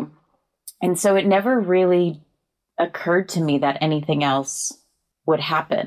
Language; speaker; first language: English; native; English